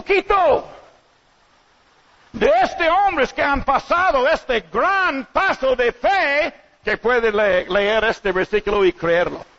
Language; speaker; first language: Spanish; non-native, learner; English